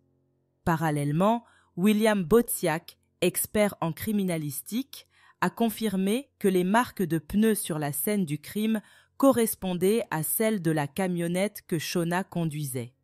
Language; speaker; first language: French; native; French